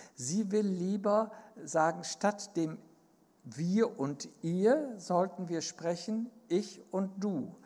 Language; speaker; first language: German; native; German